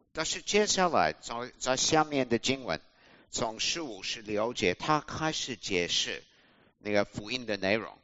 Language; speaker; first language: Chinese; non-native, fluent; English